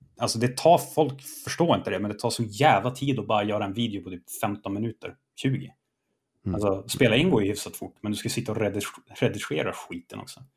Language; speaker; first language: Swedish; native; Swedish